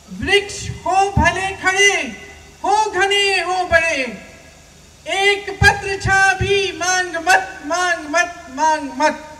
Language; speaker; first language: Hindi; native; Hindi